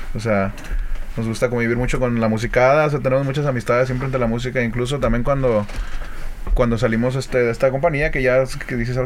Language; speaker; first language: Spanish; native; Spanish